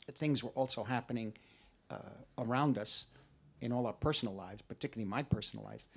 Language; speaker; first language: English; native; English